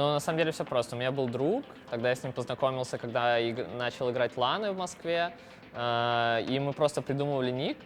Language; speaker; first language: Russian; native; Russian